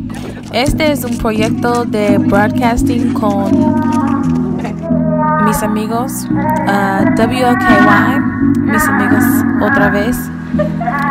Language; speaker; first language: Spanish; non-native, learner; English